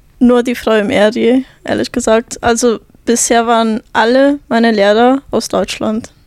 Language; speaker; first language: German; early bilingual, other home language; Italian